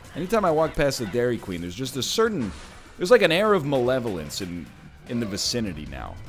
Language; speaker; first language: English; native; English